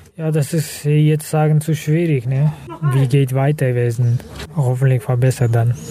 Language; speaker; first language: German; non-native, learner; Kazakh